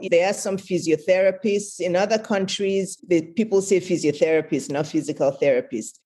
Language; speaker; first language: English; non-native, local second language; Yoruba